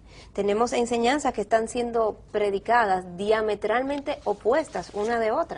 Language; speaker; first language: Spanish; native; Spanish